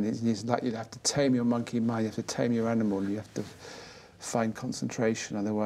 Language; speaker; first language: English; native; English